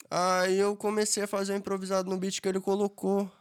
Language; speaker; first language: Portuguese; non-native, fluent; English